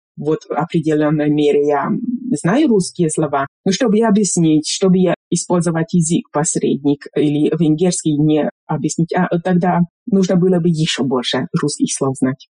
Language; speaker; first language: Russian; non-native, fluent; Hungarian